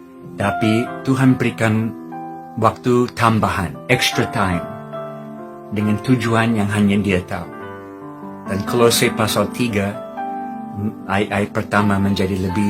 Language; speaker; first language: Indonesian; non-native, fluent; English